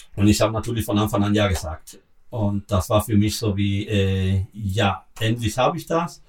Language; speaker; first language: German; non-native, learner; Spanish